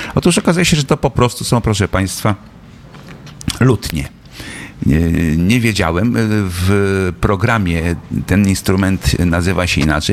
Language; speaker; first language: Polish; native; Polish